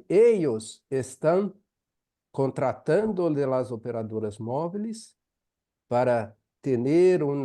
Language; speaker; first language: Spanish; non-native, fluent; Portuguese